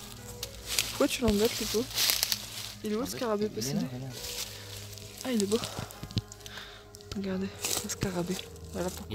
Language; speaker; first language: French; native; French